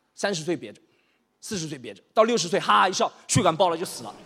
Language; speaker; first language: Chinese; native; Chinese